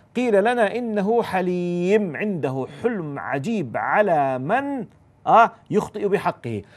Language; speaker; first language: Arabic; native; Arabic